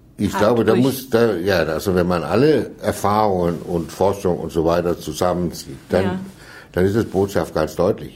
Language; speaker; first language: German; non-native, fluent; Danish